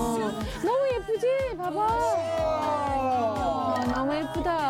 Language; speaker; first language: Korean; native; Korean